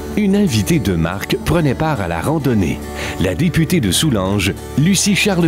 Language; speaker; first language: French; native; French